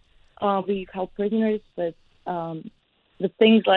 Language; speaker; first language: English; non-native, fluent; Russian